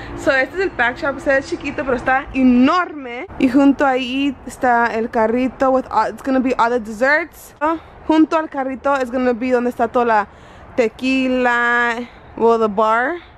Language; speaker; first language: Spanish; early bilingual, heritage; Spanish